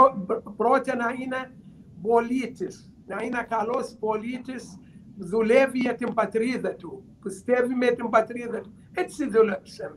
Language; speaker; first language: Greek; non-native, learner; Arabic